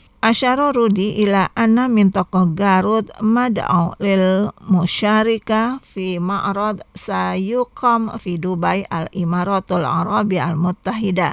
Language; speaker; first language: Arabic; non-native, fluent; Indonesian